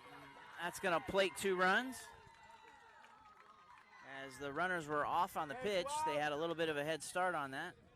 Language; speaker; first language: English; native; English